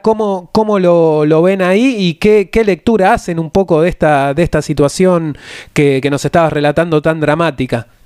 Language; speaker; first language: Spanish; native; Spanish